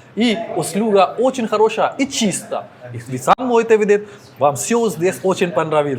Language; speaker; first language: Russian; non-native, learner; Hindi